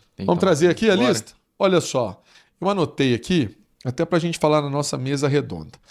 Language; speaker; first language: Portuguese; native; Portuguese